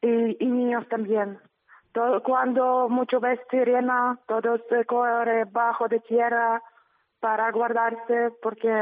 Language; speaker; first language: Spanish; non-native, learner; Ukrainian